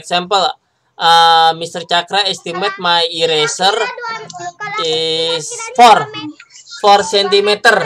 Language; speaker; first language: English; non-native, learner; Indonesian